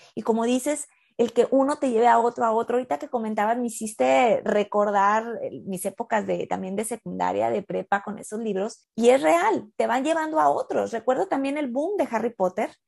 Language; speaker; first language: Spanish; native; Spanish